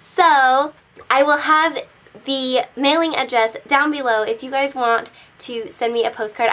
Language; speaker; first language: English; native; English